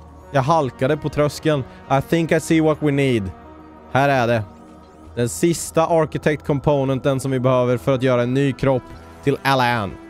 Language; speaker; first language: Swedish; native; Swedish